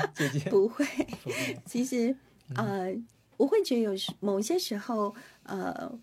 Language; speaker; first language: Chinese; non-native, local second language; Hakka Chinese